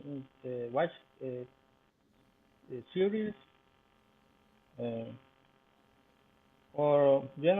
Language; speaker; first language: English; non-native, learner; Spanish